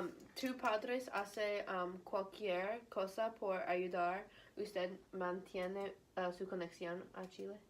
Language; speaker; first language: Spanish; non-native, learner; English